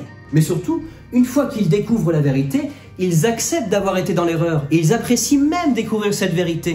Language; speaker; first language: French; native; French